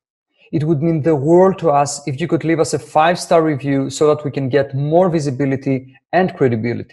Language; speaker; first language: English; non-native, fluent; Greek